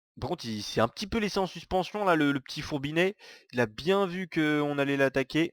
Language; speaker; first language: French; native; French